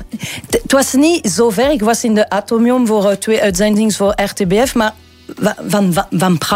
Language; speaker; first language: Dutch; non-native, local second language; French